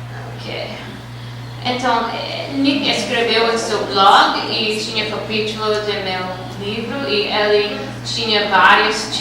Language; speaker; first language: Portuguese; non-native, fluent; English